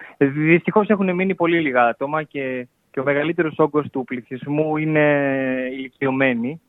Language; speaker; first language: Greek; native; Greek